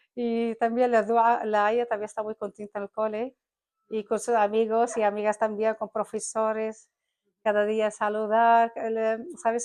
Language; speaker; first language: Spanish; non-native, learner; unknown